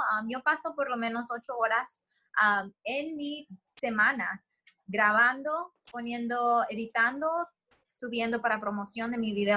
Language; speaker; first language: Spanish; early bilingual, heritage; Spanish